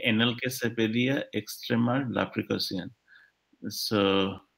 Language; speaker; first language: Spanish; non-native, learner; English